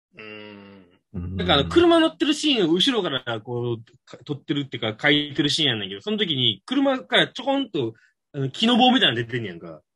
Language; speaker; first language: Japanese; native; Japanese